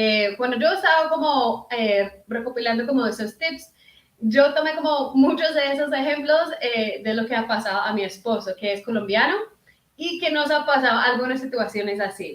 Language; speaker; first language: Spanish; early bilingual, heritage; Spanish